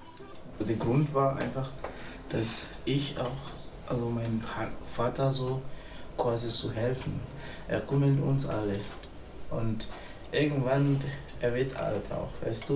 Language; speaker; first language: German; non-native, learner; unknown